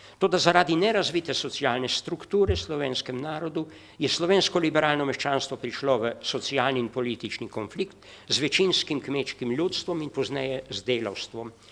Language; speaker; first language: Slovenian; native; Slovenian